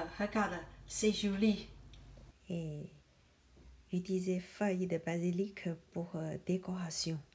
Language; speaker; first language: French; non-native, learner; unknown